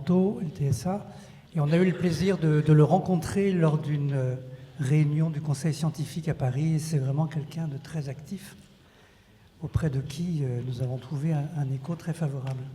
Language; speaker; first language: French; native; French